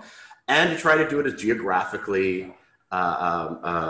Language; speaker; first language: English; native; English